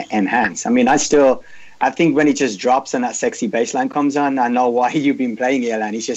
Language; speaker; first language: English; native; English